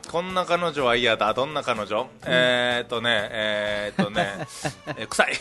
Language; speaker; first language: Japanese; native; Japanese